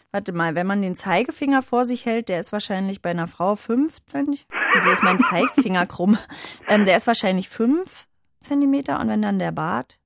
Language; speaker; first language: German; native; German